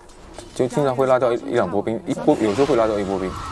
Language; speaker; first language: Chinese; native; Chinese